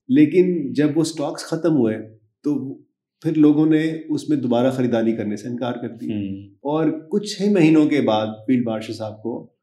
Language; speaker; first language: Urdu; native; Urdu